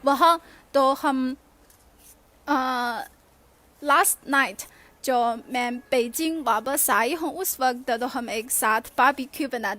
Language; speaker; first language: Hindi; non-native, fluent; Chinese